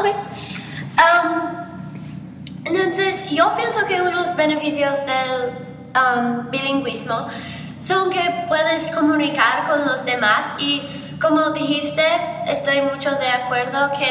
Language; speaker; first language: Spanish; non-native, learner; English